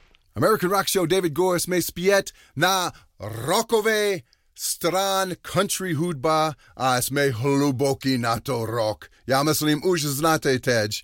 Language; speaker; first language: Czech; non-native, learner; English